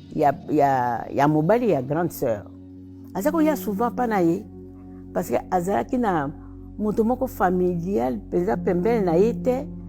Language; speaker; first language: Lingala; non-native, local second language; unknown